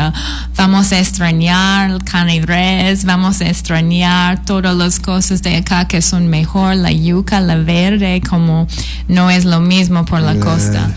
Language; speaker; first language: Spanish; non-native, fluent; English